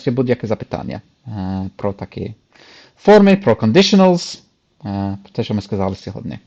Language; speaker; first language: Ukrainian; non-native, fluent; English